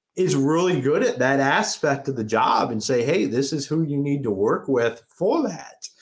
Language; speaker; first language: English; native; English